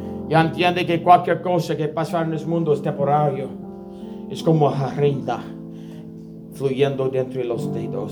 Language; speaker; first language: Spanish; non-native, learner; English